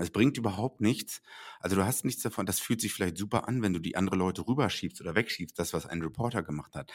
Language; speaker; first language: German; native; German